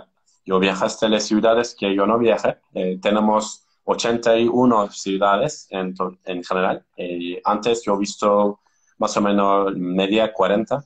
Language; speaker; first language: Spanish; non-native, learner; Turkish